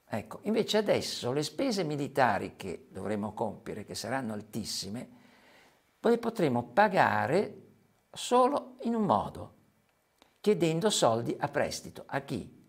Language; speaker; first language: Italian; native; Italian